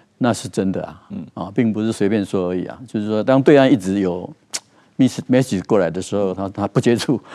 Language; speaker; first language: Chinese; native; Chinese